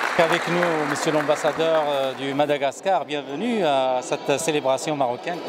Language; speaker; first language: French; non-native, local second language; Arabic